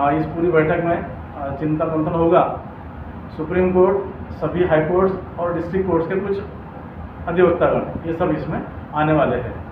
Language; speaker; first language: Hindi; non-native, local second language; Marathi